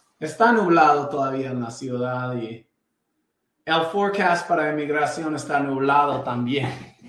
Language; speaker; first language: Spanish; non-native, fluent; English